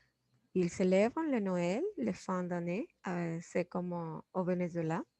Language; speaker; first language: French; non-native, fluent; Spanish